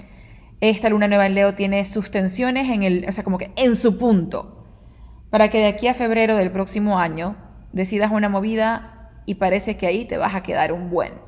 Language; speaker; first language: Spanish; native; Spanish